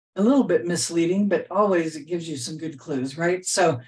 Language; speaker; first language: English; native; English